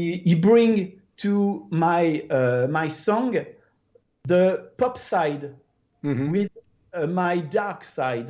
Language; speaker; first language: English; non-native, learner; French